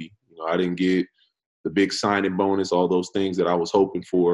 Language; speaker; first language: English; native; English